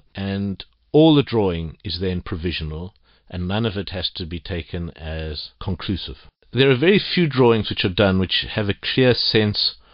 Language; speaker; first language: English; native; English